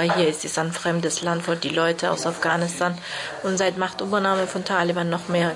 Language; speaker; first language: German; non-native, fluent; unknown